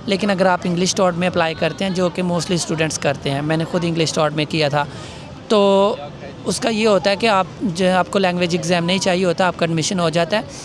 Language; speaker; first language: Urdu; non-native, local second language; Punjabi